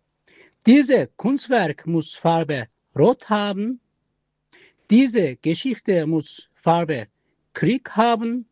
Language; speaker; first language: German; non-native, learner; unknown